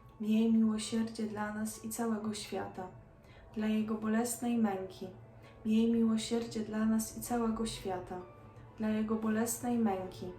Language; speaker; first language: Polish; native; Polish